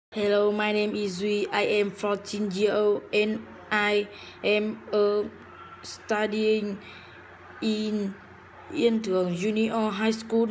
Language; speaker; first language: English; non-native, learner; Vietnamese